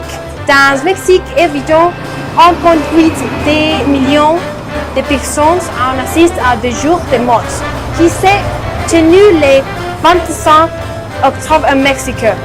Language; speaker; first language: French; non-native, learner; Spanish